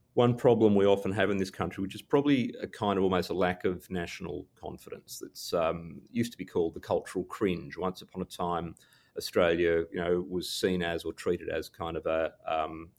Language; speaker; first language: English; native; English